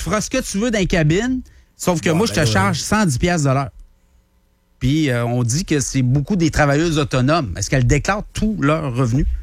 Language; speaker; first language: French; native; French